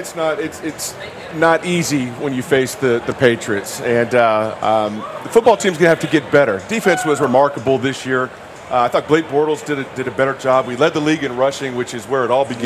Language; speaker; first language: English; native; English